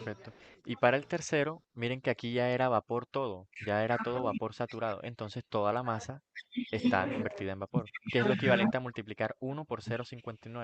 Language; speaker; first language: Spanish; native; Spanish